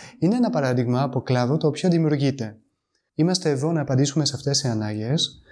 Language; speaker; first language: Greek; non-native, fluent; French